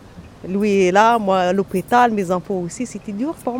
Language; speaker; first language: French; non-native, local second language; Arabic